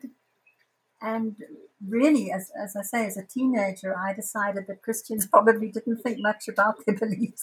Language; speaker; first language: English; native; English